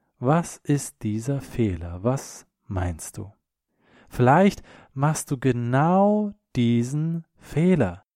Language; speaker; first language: German; native; German